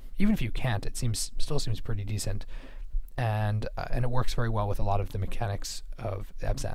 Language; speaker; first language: English; native; English